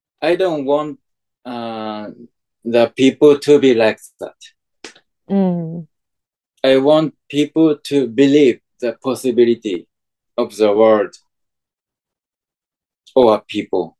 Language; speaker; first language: English; non-native, fluent; Japanese